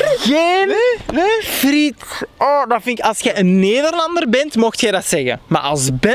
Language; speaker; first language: Dutch; native; Dutch